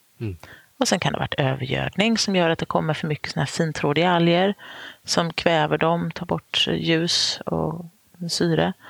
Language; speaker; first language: Swedish; native; Swedish